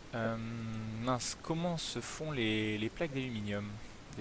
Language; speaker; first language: French; native; French